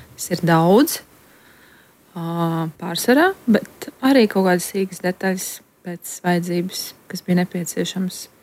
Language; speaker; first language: Latvian; native; Latvian